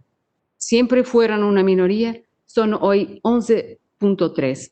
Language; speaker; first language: Spanish; non-native, fluent; Portuguese